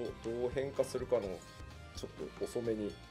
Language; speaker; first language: Japanese; native; Japanese